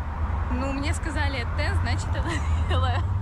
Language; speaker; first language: Russian; native; Russian